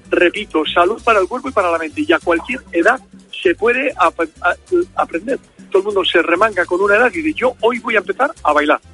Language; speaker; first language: Spanish; native; Spanish